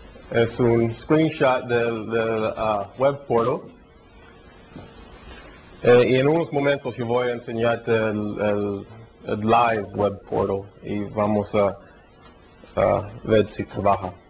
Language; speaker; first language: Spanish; early bilingual, heritage; Spanish